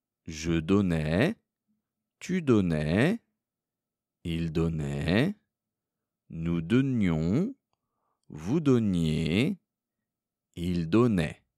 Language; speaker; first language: French; non-native, fluent; Korean